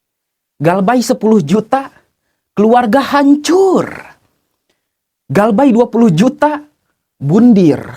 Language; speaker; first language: Indonesian; native; Indonesian